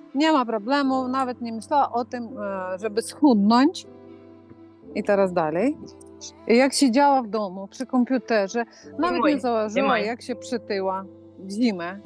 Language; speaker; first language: Polish; non-native, fluent; Ukrainian